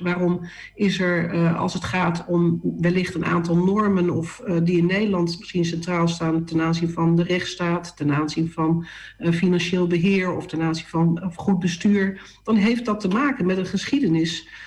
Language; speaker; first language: Dutch; native; Dutch